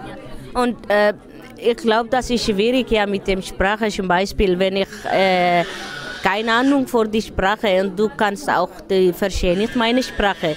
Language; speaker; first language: German; non-native, learner; Tigrinya